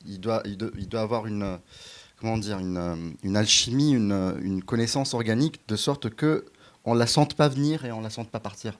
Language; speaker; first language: French; non-native, local second language; Arabic